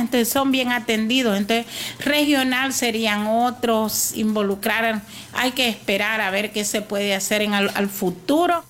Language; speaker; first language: Spanish; native; Spanish